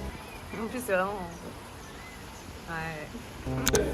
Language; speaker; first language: French; native; French